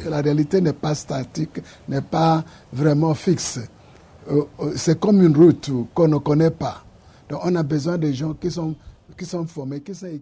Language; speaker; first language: French; non-native, fluent; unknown